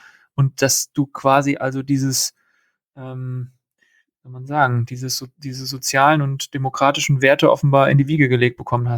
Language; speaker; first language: German; native; German